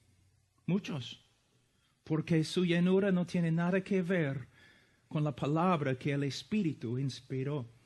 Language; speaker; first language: Spanish; non-native, fluent; English